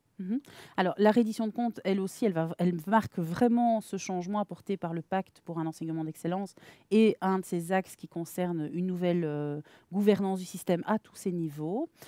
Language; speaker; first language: French; native; French